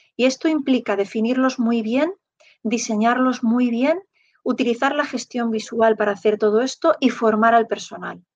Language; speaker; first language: Spanish; native; Spanish